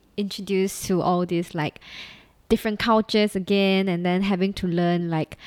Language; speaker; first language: English; native; English